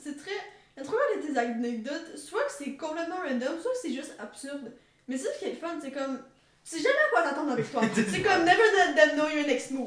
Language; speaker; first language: French; native; French